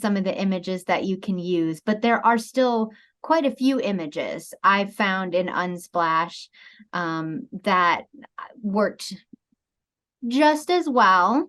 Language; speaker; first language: English; native; English